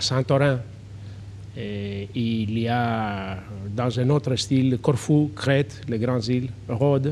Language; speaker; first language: French; non-native, fluent; Greek